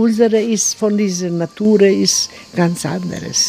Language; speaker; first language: German; non-native, learner; Croatian